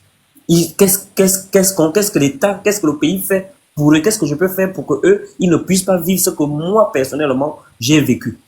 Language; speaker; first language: French; non-native, local second language; Fang